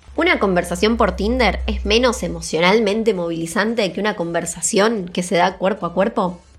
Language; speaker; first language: Spanish; native; Spanish